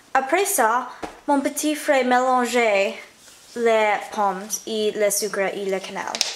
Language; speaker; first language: French; non-native, learner; English